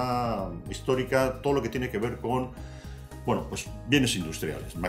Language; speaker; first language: Spanish; native; Spanish